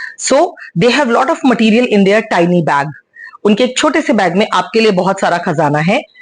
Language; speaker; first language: Hindi; native; Hindi